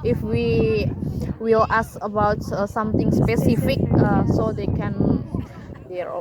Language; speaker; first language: English; non-native, learner; Indonesian